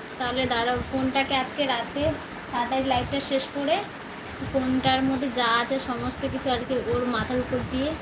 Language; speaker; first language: Bangla; non-native, local second language; Santali